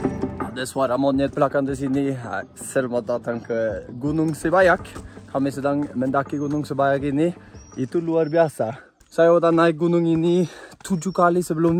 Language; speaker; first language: Indonesian; non-native, fluent; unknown